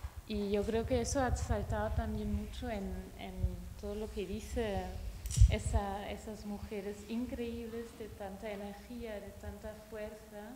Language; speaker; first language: Spanish; non-native, fluent; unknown